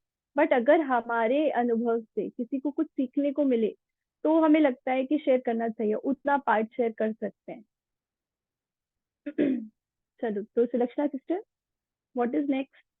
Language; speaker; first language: Hindi; native; Hindi